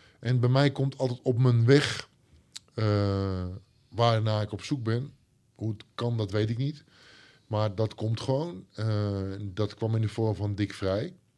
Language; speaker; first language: Dutch; native; Dutch